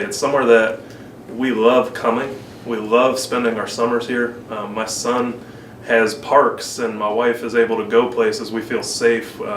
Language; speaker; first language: English; native; English